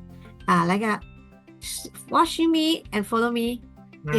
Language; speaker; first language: English; non-native, learner; Thai